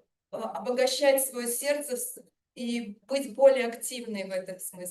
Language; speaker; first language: Russian; native; Russian